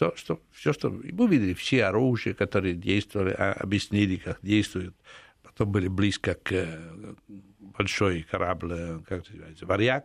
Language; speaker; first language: Russian; non-native, fluent; Italian